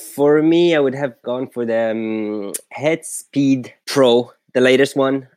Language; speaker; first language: English; non-native, fluent; French